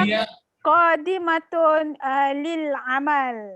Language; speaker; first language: Arabic; non-native, learner; Malay